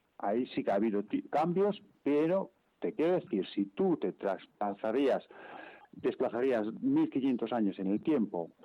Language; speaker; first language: Spanish; non-native, fluent; Dutch